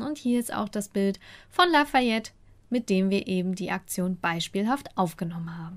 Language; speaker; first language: German; native; German